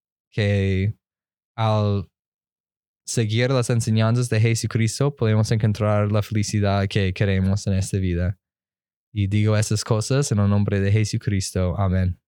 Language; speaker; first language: Spanish; non-native, fluent; English